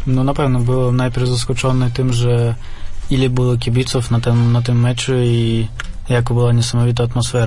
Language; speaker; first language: Polish; non-native, fluent; Russian